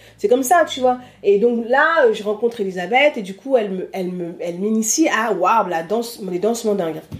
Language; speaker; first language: French; early bilingual, other home language; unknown